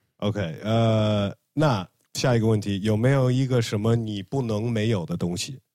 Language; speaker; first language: Chinese; native; Chinese